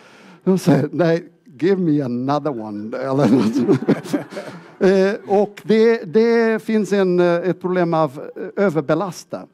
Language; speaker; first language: Swedish; non-native, fluent; Portuguese